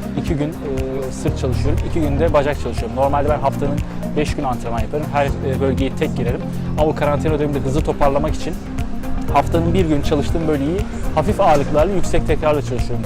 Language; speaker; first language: Turkish; native; Turkish